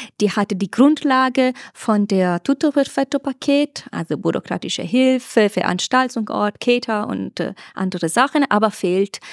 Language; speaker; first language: German; non-native, fluent; Italian